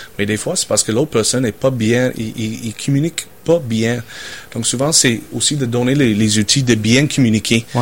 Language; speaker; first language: French; non-native, fluent; English